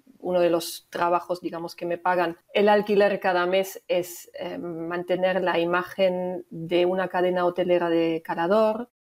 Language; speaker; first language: Spanish; non-native, fluent; German